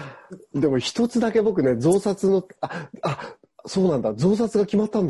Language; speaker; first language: Japanese; native; Japanese